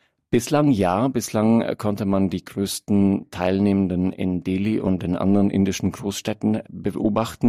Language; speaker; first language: German; native; German